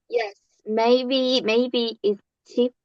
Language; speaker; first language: English; non-native, learner; Korean